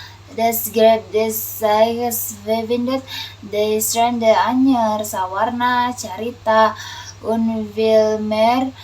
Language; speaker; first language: German; non-native, learner; Indonesian